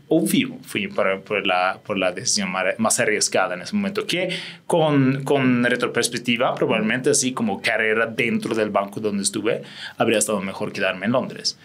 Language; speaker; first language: Spanish; non-native, fluent; Swedish